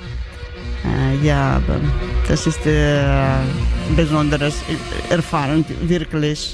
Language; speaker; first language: German; non-native, learner; Georgian